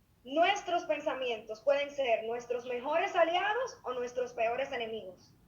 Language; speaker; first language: Spanish; native; Spanish